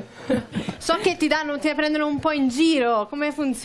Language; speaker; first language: Italian; native; Italian